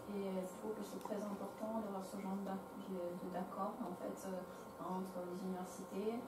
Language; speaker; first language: French; non-native, fluent; Ukrainian